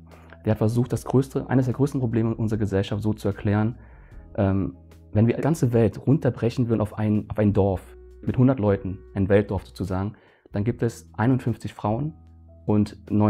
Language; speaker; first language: German; early bilingual, other home language; Vietnamese